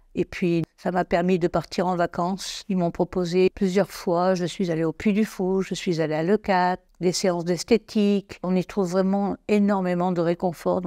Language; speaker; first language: French; native; French